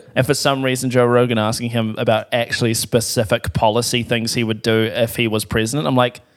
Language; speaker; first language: English; native; English